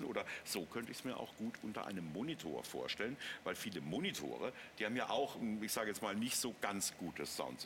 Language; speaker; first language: German; native; German